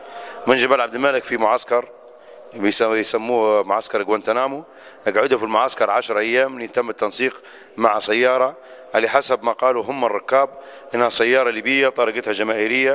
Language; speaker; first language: Arabic; native; Arabic